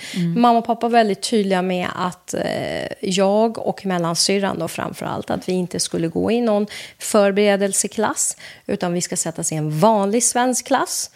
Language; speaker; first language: Swedish; non-native, fluent; Persian